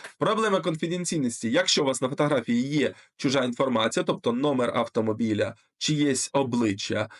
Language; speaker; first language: Ukrainian; non-native, local second language; Russian